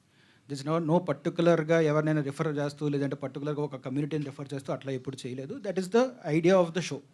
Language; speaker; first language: Telugu; native; Telugu